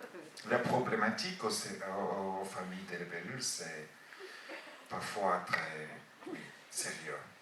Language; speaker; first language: French; non-native, fluent; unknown